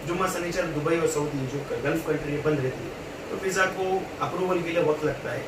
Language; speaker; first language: Hindi; native; Hindi